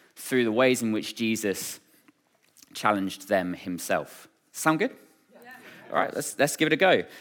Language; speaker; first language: English; native; English